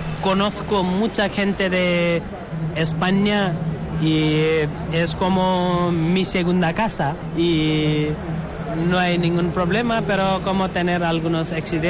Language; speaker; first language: Spanish; non-native, learner; Nepali